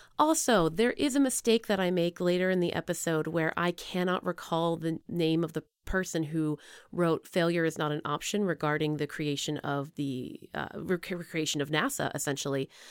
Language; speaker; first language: English; native; English